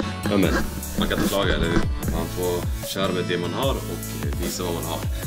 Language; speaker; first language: Swedish; native; Swedish